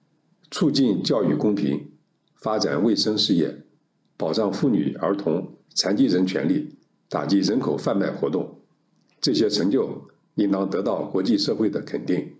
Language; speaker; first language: Chinese; native; Chinese